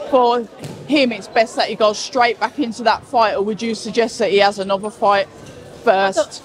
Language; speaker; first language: English; native; English